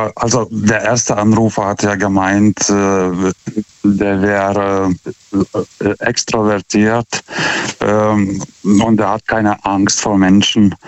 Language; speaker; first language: German; non-native, fluent; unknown